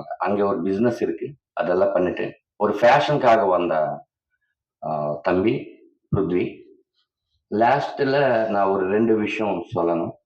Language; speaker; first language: Tamil; non-native, learner; Telugu